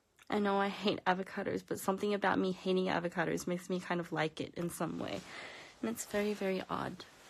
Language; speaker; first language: English; early bilingual, other home language; Korean